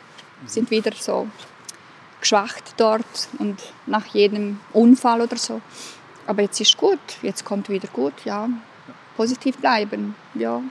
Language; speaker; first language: German; non-native, fluent; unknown